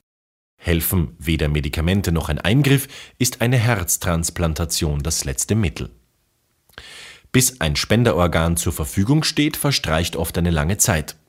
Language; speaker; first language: German; native; German